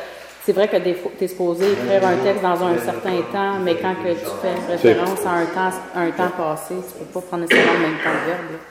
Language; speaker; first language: French; native; French